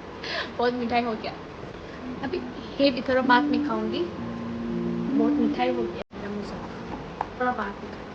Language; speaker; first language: Hindi; non-native, local second language; Tibetan